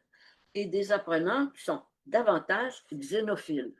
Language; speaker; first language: French; native; French